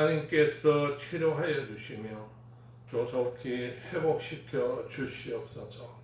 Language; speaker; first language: Korean; native; Korean